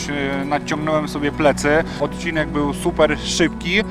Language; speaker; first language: Polish; native; Polish